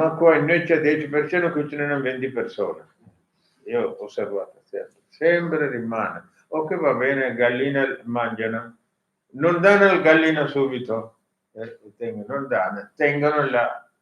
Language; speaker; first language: Italian; non-native, learner; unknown